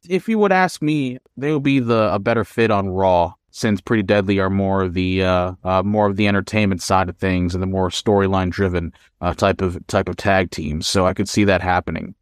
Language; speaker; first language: English; non-native, local second language; Filipino